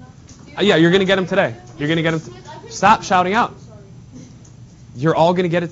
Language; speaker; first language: English; native; English